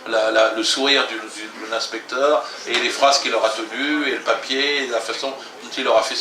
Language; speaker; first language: French; native; French